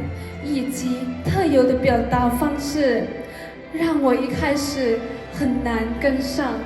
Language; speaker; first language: Chinese; non-native, fluent; Lao